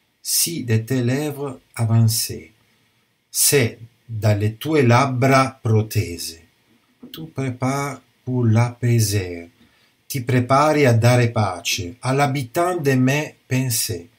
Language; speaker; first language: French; non-native, learner; Italian